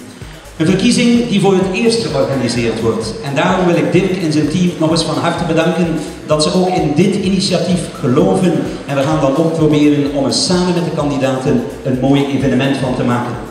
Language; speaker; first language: Dutch; native; Dutch